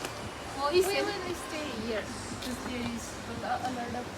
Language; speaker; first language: English; non-native, learner; Nepali